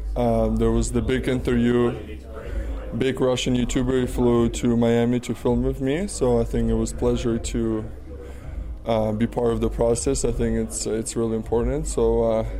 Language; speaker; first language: English; non-native, fluent; Russian